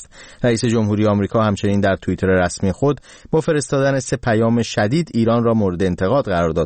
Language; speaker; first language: Persian; native; Persian